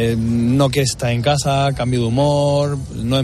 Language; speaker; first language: Spanish; native; Spanish